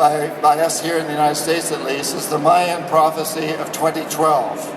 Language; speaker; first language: English; native; English